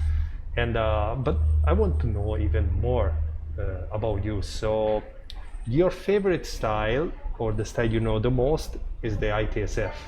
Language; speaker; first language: English; non-native, fluent; Italian